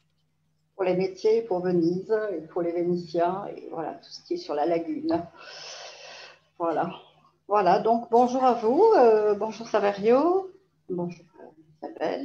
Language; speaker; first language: French; native; French